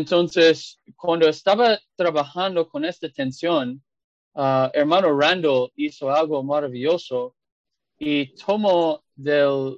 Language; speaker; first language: Spanish; non-native, fluent; English